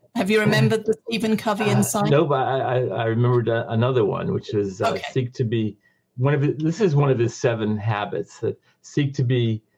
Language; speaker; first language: English; native; English